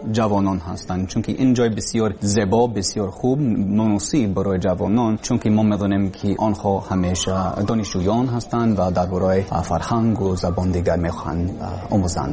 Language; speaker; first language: Persian; non-native, learner; English